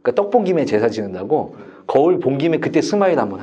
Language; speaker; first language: Korean; native; Korean